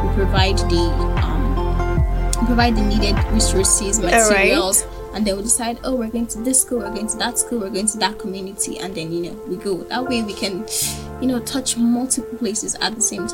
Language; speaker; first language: English; non-native, local second language; Yoruba